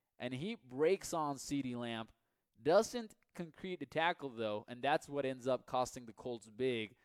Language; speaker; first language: English; non-native, fluent; Spanish